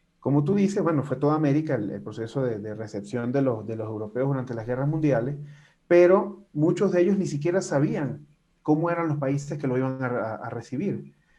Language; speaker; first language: Spanish; native; Spanish